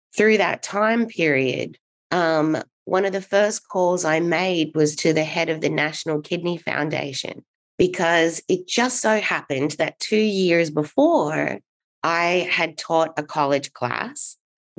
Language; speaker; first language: English; native; English